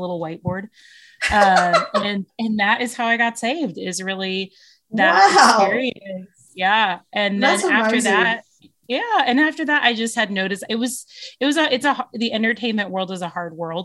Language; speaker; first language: English; native; English